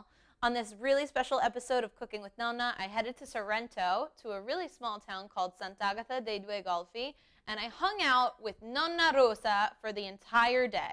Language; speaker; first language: English; early bilingual, heritage; English